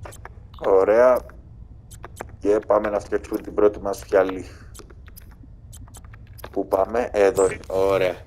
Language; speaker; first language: Greek; native; Greek